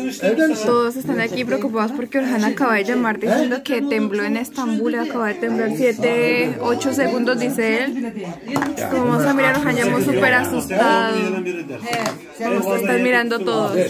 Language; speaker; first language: Spanish; native; Spanish